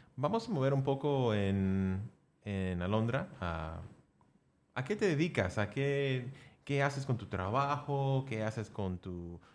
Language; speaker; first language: Spanish; early bilingual, heritage; Spanish